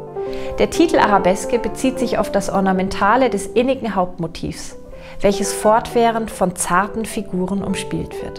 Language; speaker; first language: German; native; German